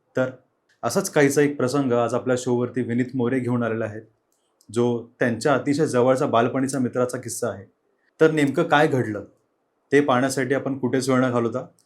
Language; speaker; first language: Marathi; native; Marathi